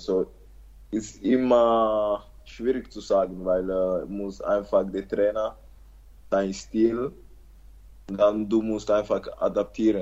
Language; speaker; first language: German; non-native, learner; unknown